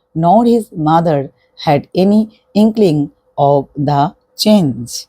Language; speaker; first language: English; non-native, local second language; Bangla